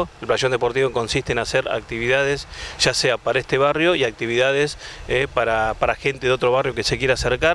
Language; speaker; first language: Spanish; native; Spanish